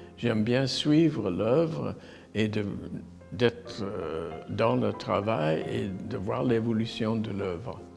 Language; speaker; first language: French; non-native, fluent; English